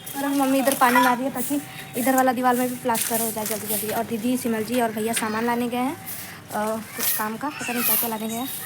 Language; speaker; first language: Hindi; native; Hindi